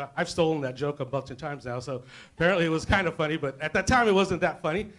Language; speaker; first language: English; native; English